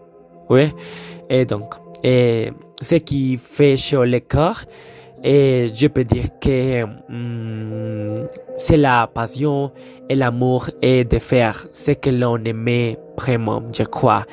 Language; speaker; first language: French; non-native, learner; Spanish